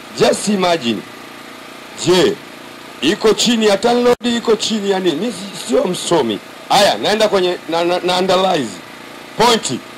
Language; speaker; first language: Swahili; non-native, local second language; Sukuma